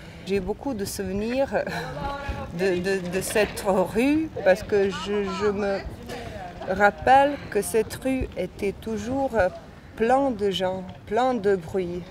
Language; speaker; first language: French; non-native, fluent; Bosnian